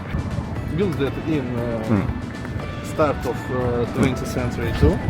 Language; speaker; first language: English; non-native, learner; Russian